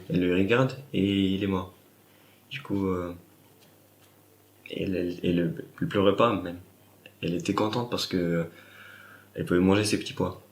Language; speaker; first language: French; non-native, fluent; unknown